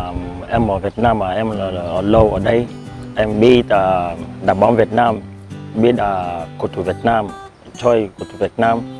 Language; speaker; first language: Vietnamese; non-native, learner; Portuguese